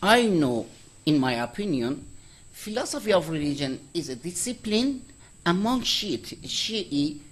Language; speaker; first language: English; non-native, fluent; Persian